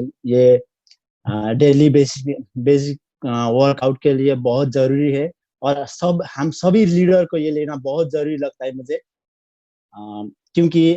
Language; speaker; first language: Hindi; non-native, learner; Nepali